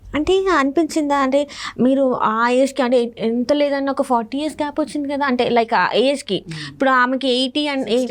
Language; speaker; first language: Telugu; native; Telugu